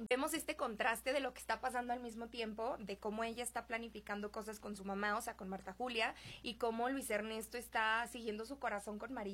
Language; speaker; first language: Spanish; native; Spanish